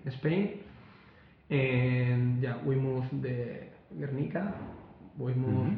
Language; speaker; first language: English; non-native, learner; Spanish